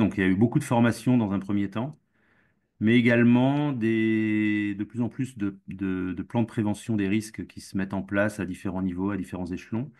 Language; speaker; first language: French; native; French